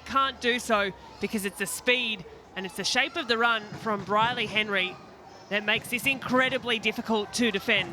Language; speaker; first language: English; native; English